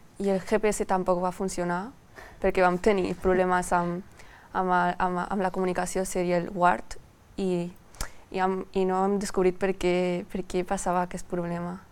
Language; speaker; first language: Catalan; non-native, local second language; Spanish